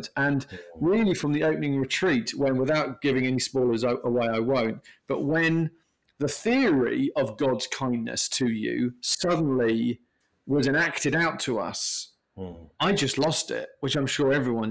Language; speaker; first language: English; native; English